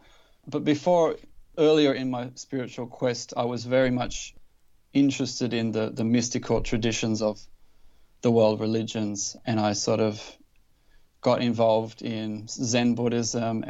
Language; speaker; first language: English; native; English